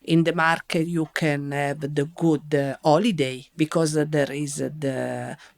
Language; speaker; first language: English; non-native, learner; Italian